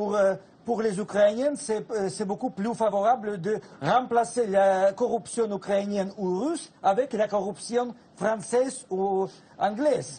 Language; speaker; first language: French; non-native, fluent; Russian